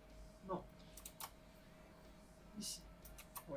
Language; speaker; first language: French; non-native, learner; Chinese